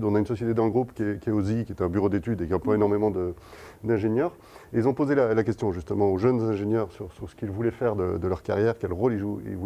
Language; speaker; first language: French; native; French